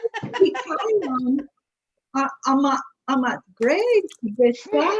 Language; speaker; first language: Spanish; non-native, learner; English